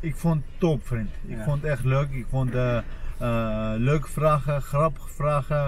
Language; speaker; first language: Dutch; non-native, fluent; Armenian